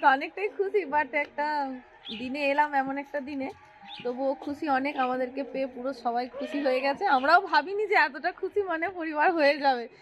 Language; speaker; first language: Bangla; native; Bangla